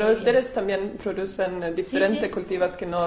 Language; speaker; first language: Spanish; non-native, learner; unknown